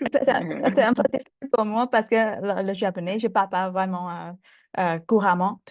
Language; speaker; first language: French; non-native, fluent; Thai